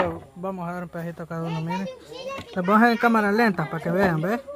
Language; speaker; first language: Spanish; native; Spanish